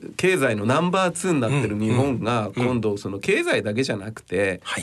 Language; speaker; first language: Japanese; native; Japanese